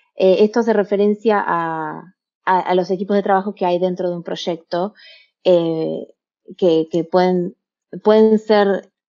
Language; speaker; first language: Spanish; native; Spanish